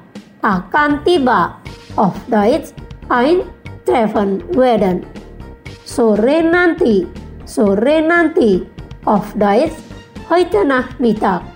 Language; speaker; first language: German; non-native, learner; Indonesian